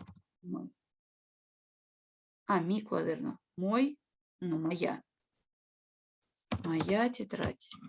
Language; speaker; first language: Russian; non-native, fluent; Spanish